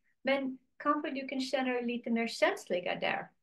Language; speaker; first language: Swedish; non-native, learner; English